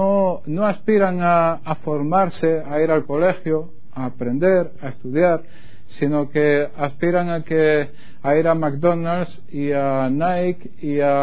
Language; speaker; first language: Spanish; native; Spanish